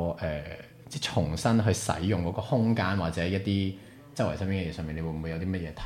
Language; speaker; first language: French; non-native, learner; Cantonese